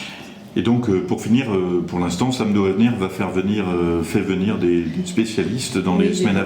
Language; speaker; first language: French; native; French